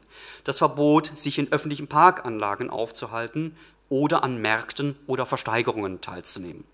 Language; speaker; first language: German; native; German